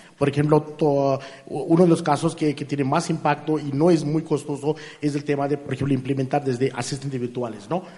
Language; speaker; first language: Spanish; non-native, fluent; Marathi